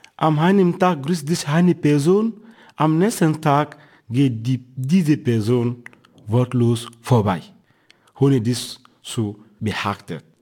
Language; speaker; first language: German; non-native, fluent; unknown